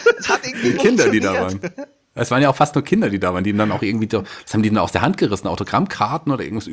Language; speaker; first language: German; native; German